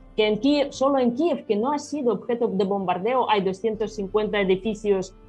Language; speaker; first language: Spanish; non-native, fluent; Ukrainian